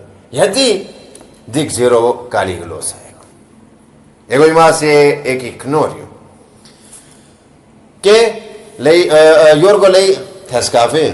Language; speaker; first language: Greek; non-native, learner; Punjabi